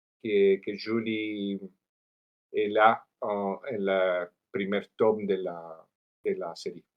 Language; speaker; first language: French; non-native, learner; Italian